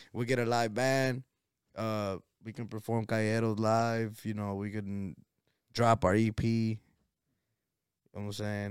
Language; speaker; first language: English; early bilingual, other home language; Spanish